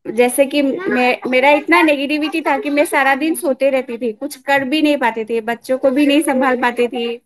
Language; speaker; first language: Hindi; non-native, local second language; Assamese